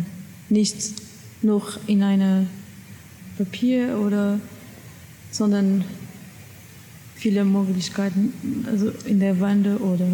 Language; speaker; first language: German; non-native, learner; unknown